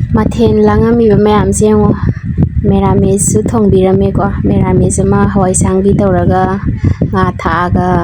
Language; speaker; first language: Manipuri; native; Manipuri